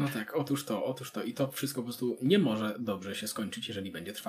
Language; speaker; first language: Polish; native; Polish